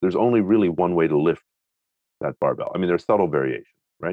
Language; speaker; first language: English; native; English